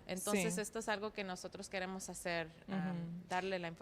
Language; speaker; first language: Spanish; early bilingual, heritage; Spanish